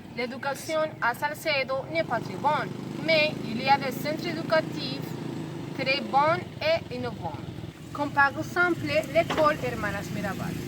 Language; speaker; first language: French; non-native, learner; Spanish